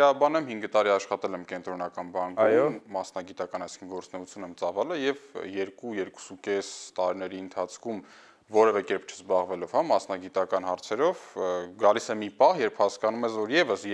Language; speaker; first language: Armenian; native; Armenian